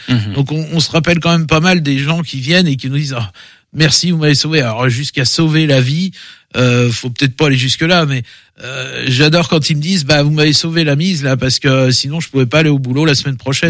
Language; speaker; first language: French; native; French